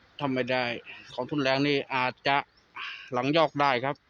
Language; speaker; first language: Thai; native; Thai